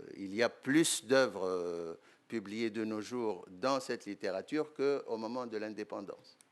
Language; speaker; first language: French; non-native, local second language; Arabic